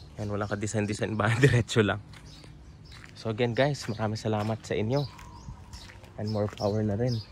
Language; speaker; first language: Filipino; non-native, local second language; Hiligaynon